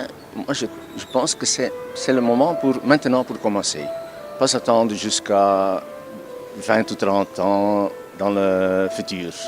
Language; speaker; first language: French; non-native, local second language; Dutch